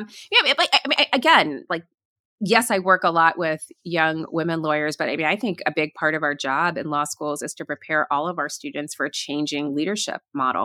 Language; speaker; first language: English; native; English